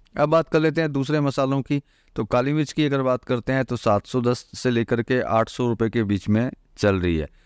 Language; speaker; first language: Hindi; native; Hindi